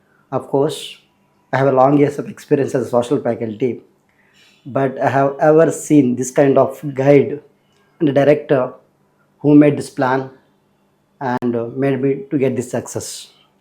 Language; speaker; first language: English; non-native, local second language; Telugu